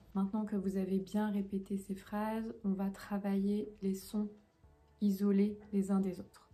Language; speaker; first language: French; native; French